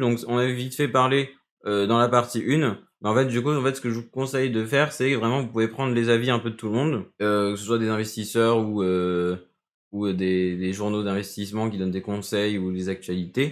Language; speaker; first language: French; native; French